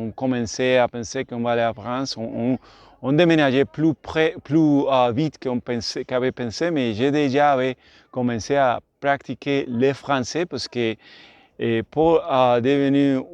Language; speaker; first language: French; non-native, learner; Spanish